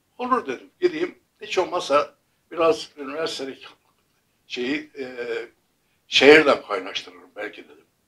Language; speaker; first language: Turkish; native; Turkish